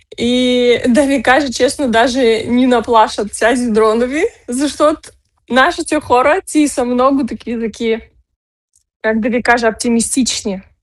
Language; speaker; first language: Bulgarian; early bilingual, heritage; Bulgarian